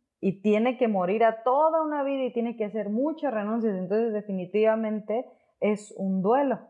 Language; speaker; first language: Spanish; native; Spanish